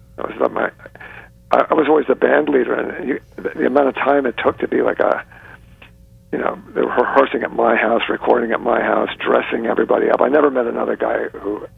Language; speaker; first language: English; native; English